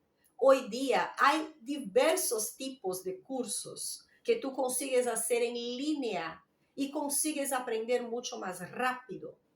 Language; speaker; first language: Spanish; non-native, fluent; Portuguese